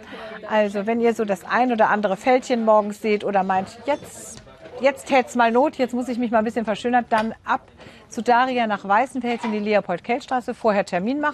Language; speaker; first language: German; native; German